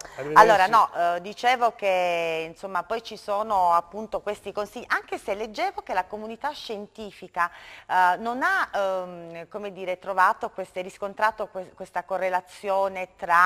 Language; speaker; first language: Italian; native; Italian